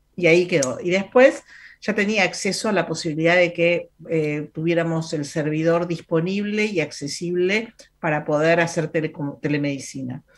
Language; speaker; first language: Spanish; native; Spanish